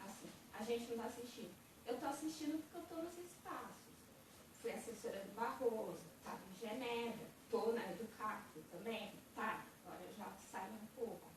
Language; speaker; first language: Portuguese; native; Portuguese